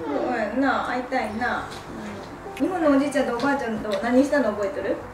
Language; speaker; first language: Japanese; native; Japanese